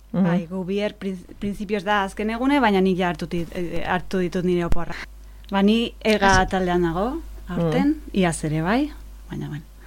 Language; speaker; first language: Basque; non-native, local second language; Spanish